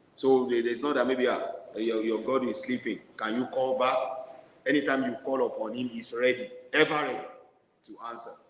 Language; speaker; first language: English; non-native, local second language; Yoruba